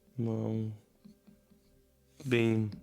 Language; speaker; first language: Portuguese; non-native, learner; German